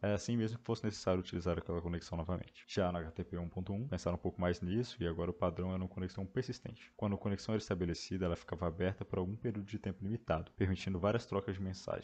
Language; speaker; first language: Portuguese; native; Portuguese